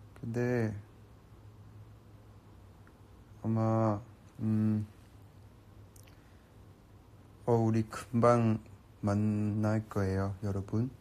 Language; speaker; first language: Korean; non-native, learner; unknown